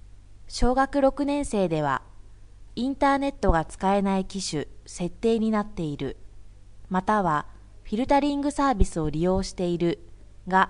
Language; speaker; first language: Japanese; native; Japanese